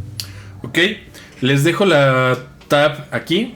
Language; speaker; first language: Spanish; native; Spanish